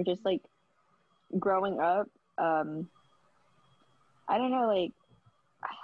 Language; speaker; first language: English; early bilingual, other home language; Vietnamese